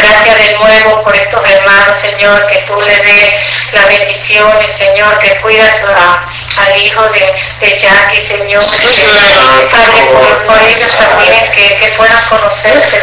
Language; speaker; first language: Spanish; native; Spanish